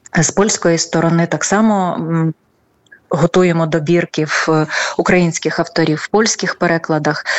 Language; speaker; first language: Ukrainian; native; Ukrainian